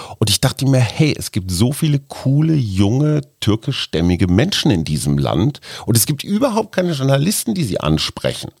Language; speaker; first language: German; native; German